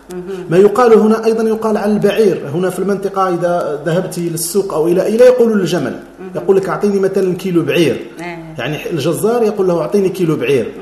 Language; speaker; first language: Arabic; native; Arabic